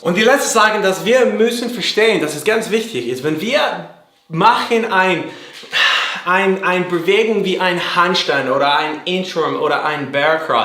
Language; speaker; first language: German; non-native, learner; English